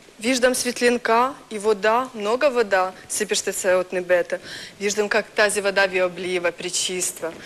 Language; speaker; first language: Bulgarian; non-native, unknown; Ukrainian